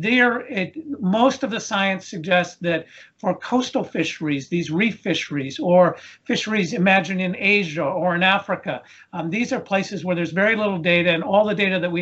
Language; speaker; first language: English; native; English